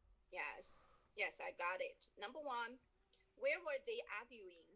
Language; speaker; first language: English; non-native, learner; Chinese